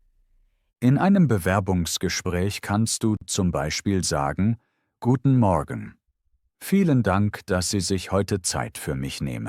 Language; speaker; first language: German; native; German